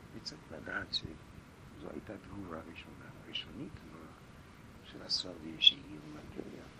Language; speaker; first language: Hebrew; non-native, fluent; French